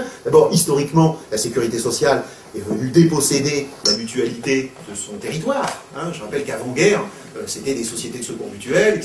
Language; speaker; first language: French; native; French